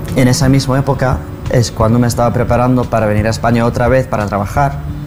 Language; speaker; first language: Spanish; non-native, fluent; English